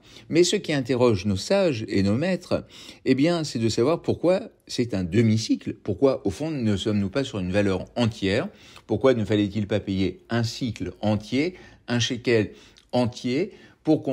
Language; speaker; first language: French; native; French